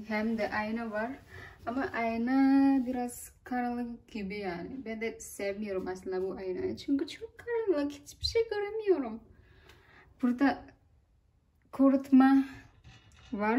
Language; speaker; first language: Turkish; non-native, learner; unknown